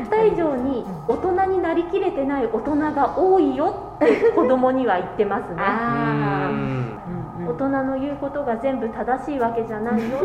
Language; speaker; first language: Japanese; native; Japanese